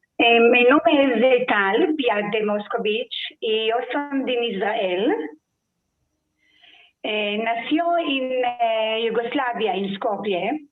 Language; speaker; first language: Spanish; non-native, learner; Serbian